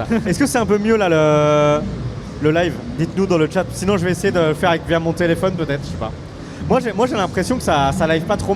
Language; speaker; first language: French; native; French